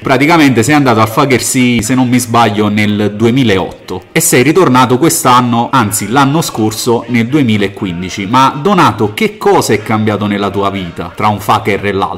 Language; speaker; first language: Italian; native; Italian